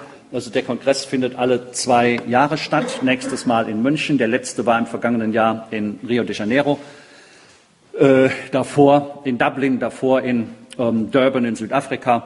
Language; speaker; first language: German; native; German